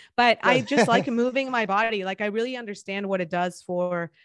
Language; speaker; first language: English; non-native, fluent; Spanish